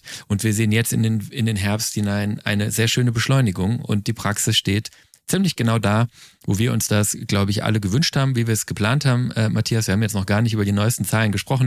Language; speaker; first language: German; native; German